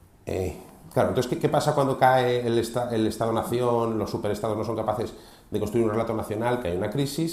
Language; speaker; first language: Spanish; native; Spanish